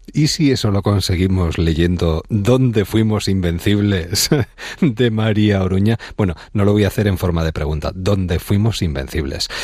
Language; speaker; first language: Spanish; native; Spanish